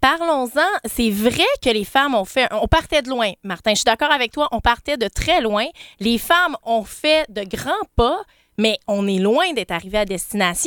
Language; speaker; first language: French; native; French